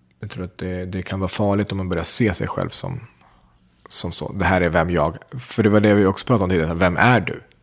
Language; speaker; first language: Swedish; early bilingual, other home language; Central Kurdish